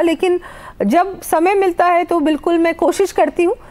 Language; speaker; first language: Hindi; native; Hindi